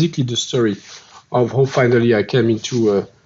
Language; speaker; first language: English; non-native, fluent; French